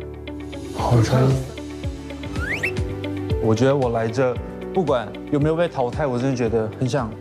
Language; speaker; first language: Chinese; native; Chinese